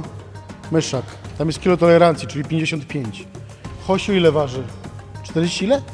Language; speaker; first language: Polish; native; Polish